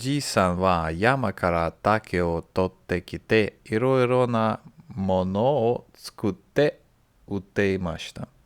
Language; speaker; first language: Japanese; non-native, learner; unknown